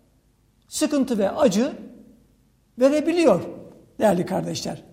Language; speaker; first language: Turkish; native; Turkish